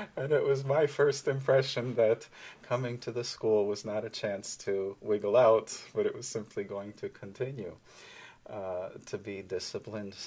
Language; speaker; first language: English; native; English